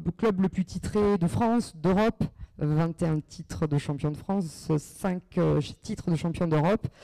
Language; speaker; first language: French; native; French